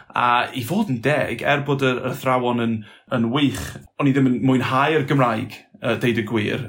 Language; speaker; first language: Welsh; non-native, local second language; English